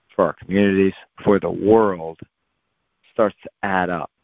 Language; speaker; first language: English; native; English